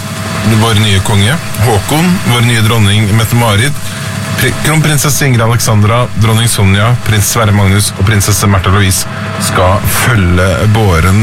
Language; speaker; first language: Norwegian; native; Norwegian